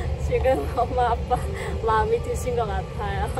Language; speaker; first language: Korean; non-native, learner; Khmer